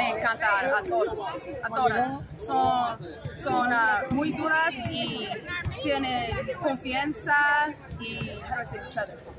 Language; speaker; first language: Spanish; non-native, learner; English